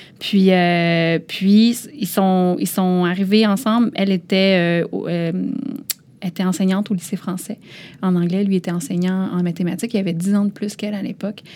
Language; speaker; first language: French; early bilingual, other home language; Lao